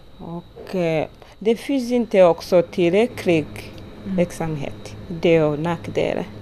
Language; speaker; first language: Swedish; non-native, learner; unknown